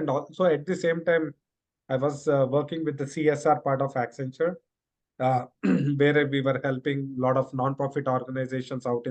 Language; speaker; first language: English; non-native, local second language; Telugu